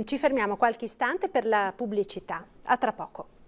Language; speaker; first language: Italian; native; Italian